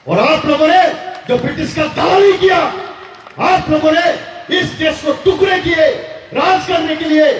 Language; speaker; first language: Hindi; non-native, local second language; Bangla